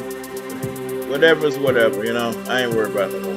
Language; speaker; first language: English; native; English